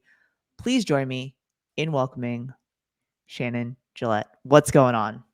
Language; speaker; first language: English; native; English